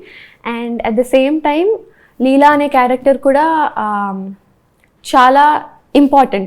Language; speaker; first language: Telugu; early bilingual, heritage; Telugu